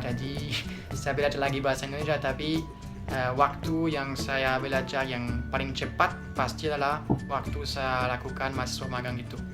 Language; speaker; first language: Indonesian; non-native, fluent; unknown